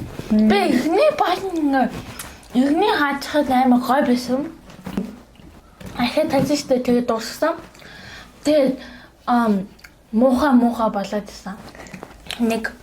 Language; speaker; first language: Mongolian; early bilingual, heritage; Mongolian